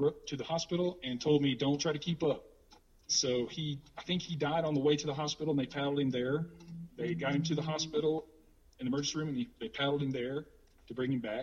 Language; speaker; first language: English; native; English